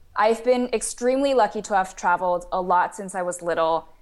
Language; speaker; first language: English; non-native, fluent; Chinese